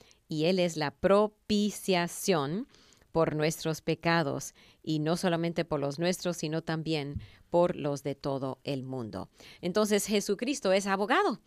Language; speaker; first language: Spanish; native; Spanish